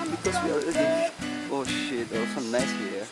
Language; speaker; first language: English; non-native, learner; Indonesian